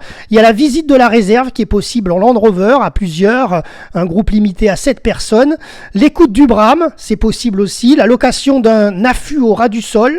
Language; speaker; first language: French; native; French